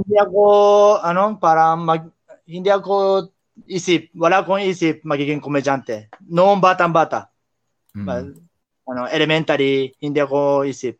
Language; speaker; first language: Filipino; non-native, learner; Japanese